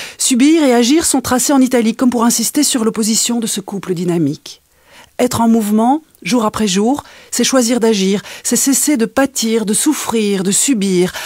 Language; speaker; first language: French; native; French